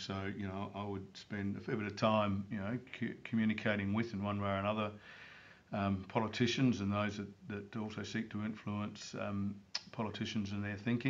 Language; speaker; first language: English; native; English